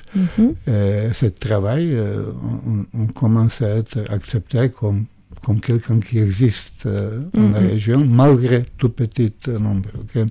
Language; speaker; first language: French; non-native, fluent; Croatian